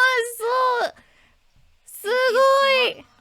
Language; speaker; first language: Japanese; non-native, learner; English